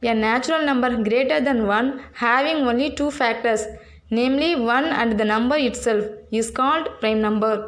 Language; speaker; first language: English; non-native, local second language; Tamil